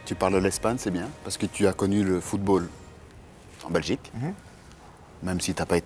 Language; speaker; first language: French; native; French